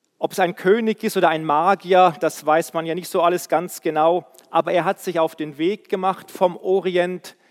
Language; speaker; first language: German; native; German